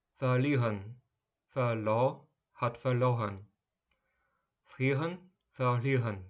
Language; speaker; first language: German; non-native, learner; Ukrainian